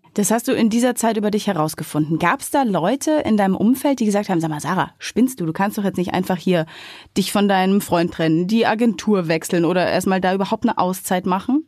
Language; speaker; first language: German; native; German